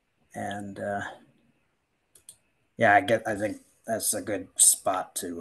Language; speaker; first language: English; native; English